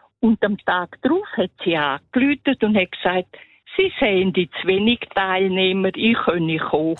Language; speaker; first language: German; native; German